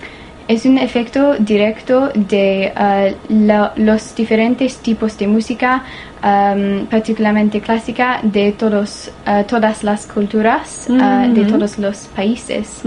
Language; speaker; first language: Spanish; non-native, learner; English